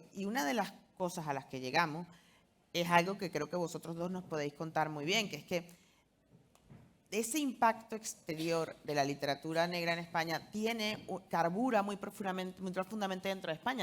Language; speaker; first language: Spanish; native; Spanish